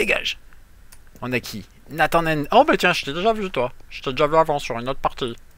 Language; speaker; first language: French; native; French